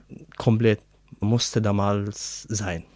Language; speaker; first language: German; non-native, learner; Arabic